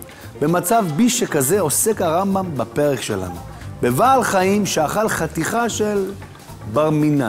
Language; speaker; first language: Hebrew; native; Hebrew